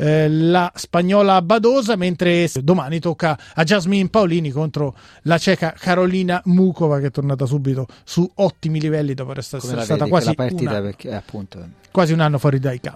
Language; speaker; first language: Italian; native; Italian